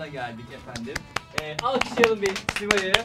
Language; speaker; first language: Turkish; native; Turkish